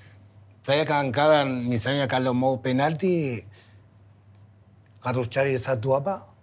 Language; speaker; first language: Indonesian; non-native, fluent; Spanish